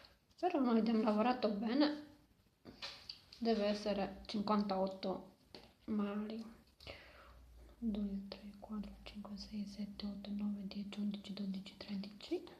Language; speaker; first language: Italian; non-native, learner; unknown